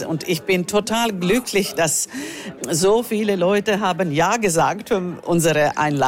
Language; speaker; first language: German; non-native, fluent; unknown